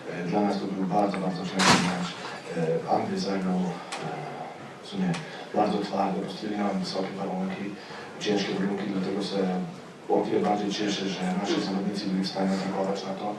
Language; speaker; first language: Polish; non-native, fluent; Slovenian